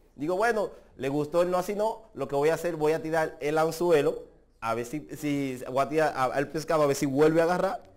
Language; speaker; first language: Spanish; native; Spanish